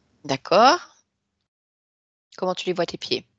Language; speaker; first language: French; native; French